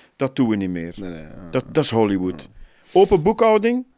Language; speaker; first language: Dutch; native; Dutch